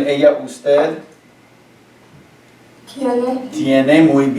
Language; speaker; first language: Spanish; non-native, fluent; English